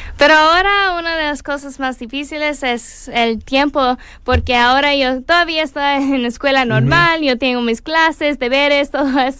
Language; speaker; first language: Spanish; non-native, learner; English